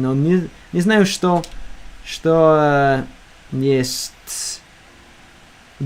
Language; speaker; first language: Russian; non-native, learner; English